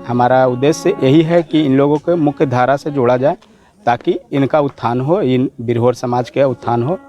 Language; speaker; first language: Hindi; native; Hindi